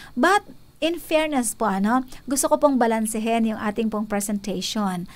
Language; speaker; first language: Filipino; native; Filipino